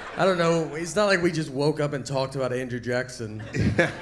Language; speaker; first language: English; native; English